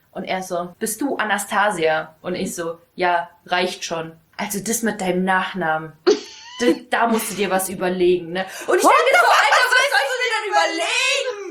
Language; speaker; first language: German; early bilingual, other home language; Russian